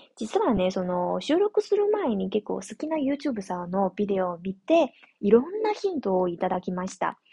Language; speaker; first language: Japanese; non-native, fluent; Chinese